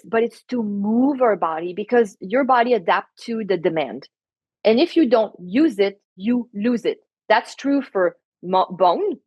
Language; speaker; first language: English; non-native, fluent; French